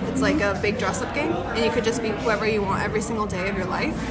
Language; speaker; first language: English; early bilingual, other home language; Spanish